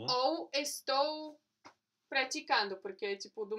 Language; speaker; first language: Portuguese; non-native, fluent; Polish